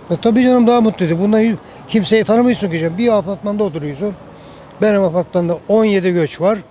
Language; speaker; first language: Turkish; native; Turkish